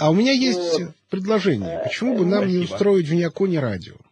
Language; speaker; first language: Russian; native; Russian